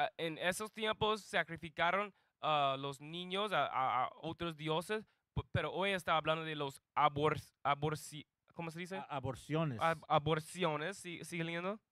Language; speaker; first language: Spanish; non-native, learner; English